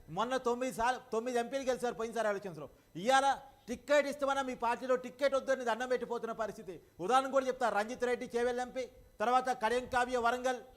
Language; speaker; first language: Telugu; native; Telugu